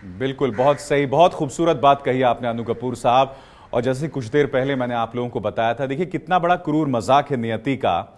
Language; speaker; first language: Hindi; native; Hindi